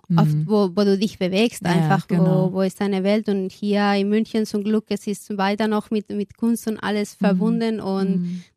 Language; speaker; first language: German; non-native, fluent; Spanish